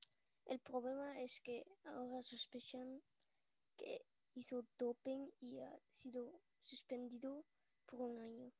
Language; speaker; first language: Spanish; early bilingual, heritage; Spanish